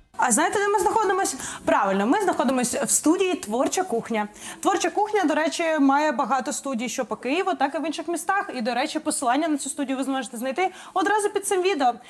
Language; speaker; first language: Ukrainian; native; Ukrainian